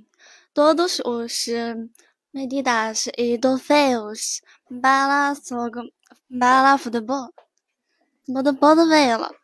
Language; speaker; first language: Portuguese; non-native, learner; Chinese